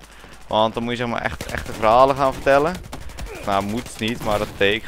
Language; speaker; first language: Dutch; native; Dutch